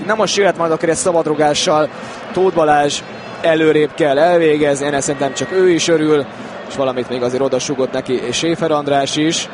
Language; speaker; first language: Hungarian; native; Hungarian